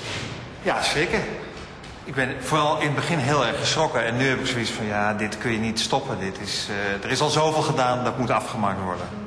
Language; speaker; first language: Dutch; native; Dutch